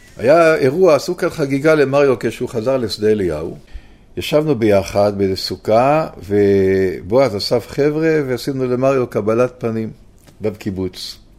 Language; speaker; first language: Hebrew; native; Hebrew